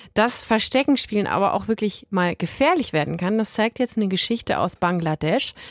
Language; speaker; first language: German; native; German